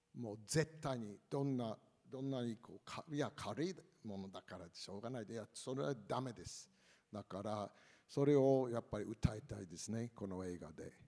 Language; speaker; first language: Japanese; non-native, fluent; English